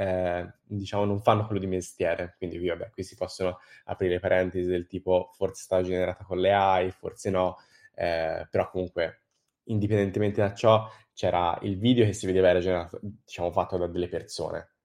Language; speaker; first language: Italian; native; Italian